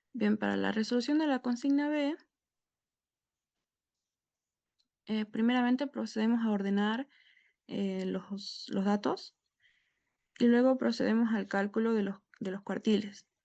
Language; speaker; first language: Spanish; native; Spanish